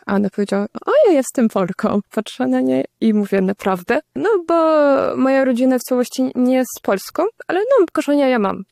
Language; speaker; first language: Polish; non-native, fluent; Russian